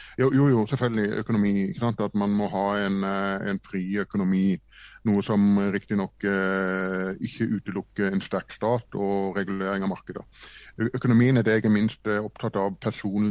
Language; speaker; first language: Norwegian; native; Norwegian